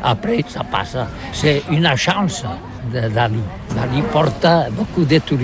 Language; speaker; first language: French; non-native, learner; Catalan